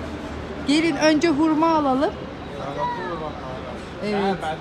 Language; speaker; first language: Turkish; native; Turkish